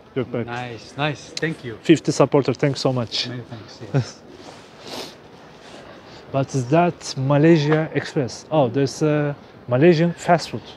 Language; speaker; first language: English; non-native, fluent; Turkish